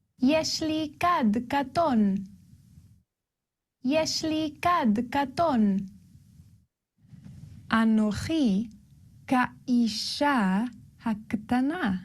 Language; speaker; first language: Hebrew; non-native, learner; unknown